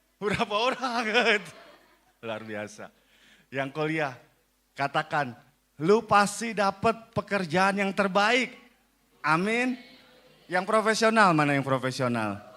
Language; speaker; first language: Indonesian; native; Indonesian